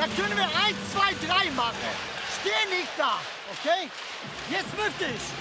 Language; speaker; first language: German; non-native, learner; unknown